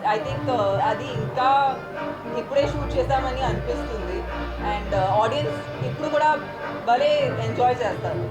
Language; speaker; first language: Telugu; non-native, fluent; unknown